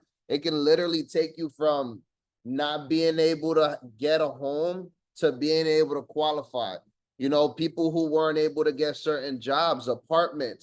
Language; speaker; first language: English; native; English